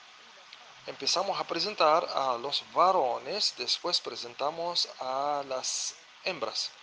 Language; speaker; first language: Spanish; non-native, fluent; Arabic